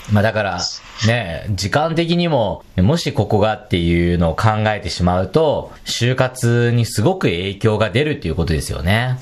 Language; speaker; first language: Japanese; non-native, fluent; Chinese